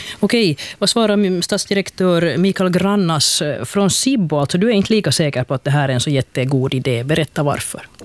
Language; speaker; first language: Swedish; native; Swedish